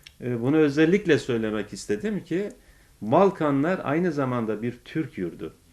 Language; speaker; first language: Turkish; native; Turkish